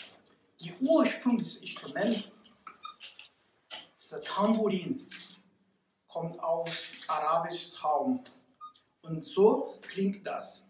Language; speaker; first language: German; non-native, learner; Portuguese